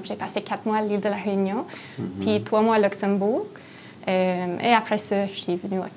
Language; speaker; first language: French; non-native, fluent; English